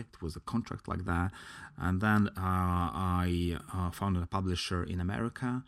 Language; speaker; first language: English; non-native, fluent; Latvian